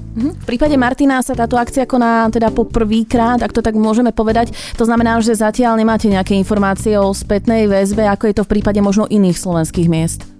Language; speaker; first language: Slovak; native; Slovak